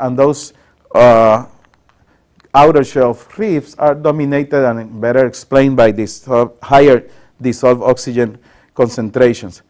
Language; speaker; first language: English; non-native, local second language; Spanish